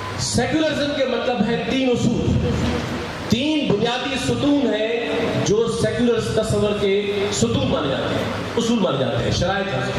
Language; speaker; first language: Urdu; non-native, local second language; Sindhi